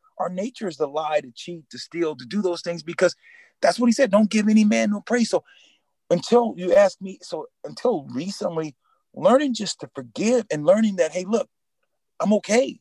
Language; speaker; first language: English; native; English